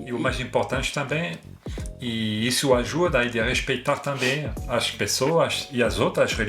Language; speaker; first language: Portuguese; non-native, fluent; French